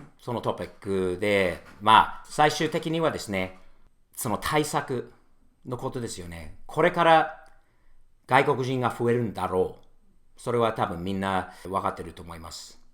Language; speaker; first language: Japanese; non-native, fluent; English